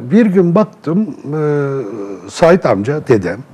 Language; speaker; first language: Turkish; non-native, local second language; Arabic